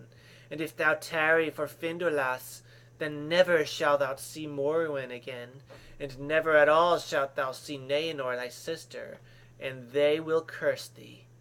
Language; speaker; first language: English; native; English